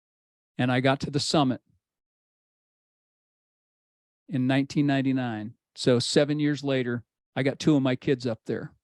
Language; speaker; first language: English; native; English